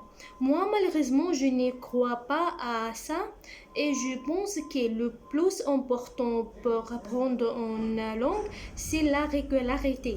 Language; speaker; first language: French; non-native, learner; Arabic